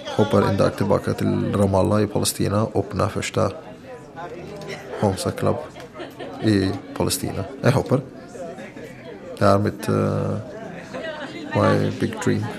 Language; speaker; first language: Norwegian; non-native, learner; Arabic